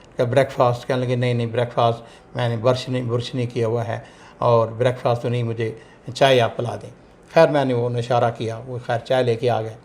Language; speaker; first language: Urdu; non-native, local second language; Punjabi